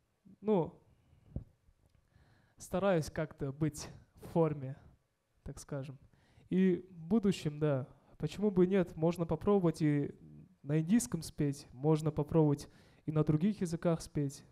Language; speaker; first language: Russian; non-native, local second language; Kazakh